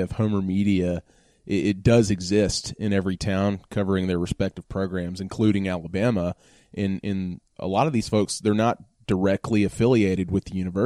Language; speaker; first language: English; native; English